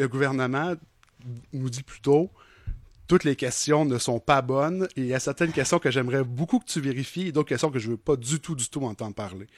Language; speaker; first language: French; native; French